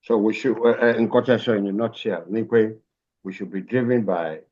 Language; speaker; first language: English; non-native, local second language; Yoruba